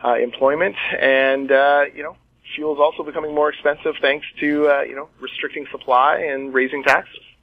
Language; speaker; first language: English; native; English